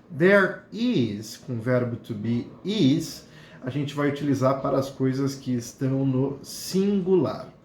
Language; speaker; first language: Portuguese; native; Portuguese